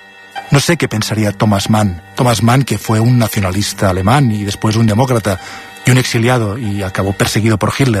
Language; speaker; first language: Spanish; native; Spanish